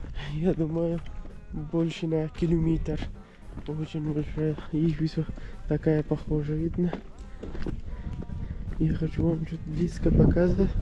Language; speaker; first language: Russian; non-native, learner; Persian